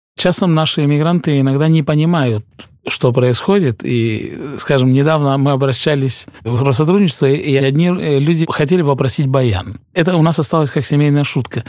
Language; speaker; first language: Russian; early bilingual, heritage; Russian